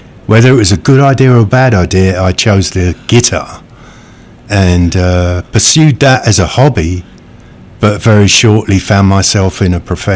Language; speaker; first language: English; native; English